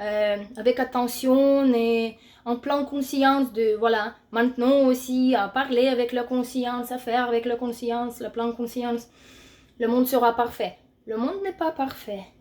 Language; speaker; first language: French; non-native, fluent; Russian